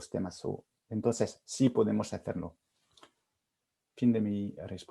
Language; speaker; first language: Spanish; non-native, fluent; French